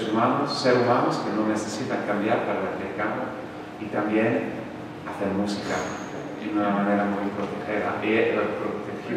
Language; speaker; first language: Spanish; non-native, fluent; English